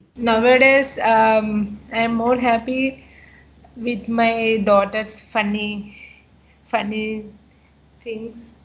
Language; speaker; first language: English; non-native, local second language; Telugu